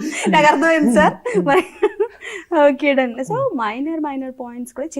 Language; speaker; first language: Telugu; native; Telugu